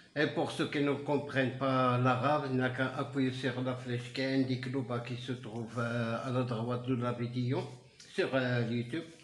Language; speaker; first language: French; non-native, local second language; Arabic